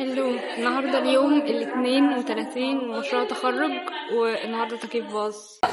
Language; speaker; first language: Arabic; native; Arabic